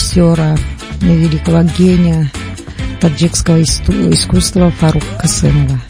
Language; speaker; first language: Russian; non-native, local second language; Tajik